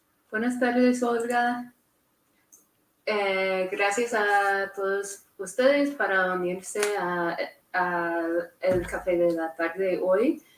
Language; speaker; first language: Spanish; non-native, fluent; English